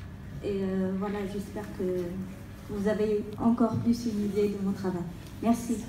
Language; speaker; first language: French; non-native, local second language; Arabic